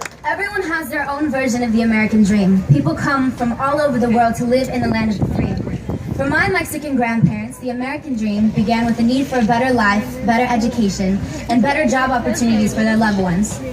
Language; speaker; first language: English; native; English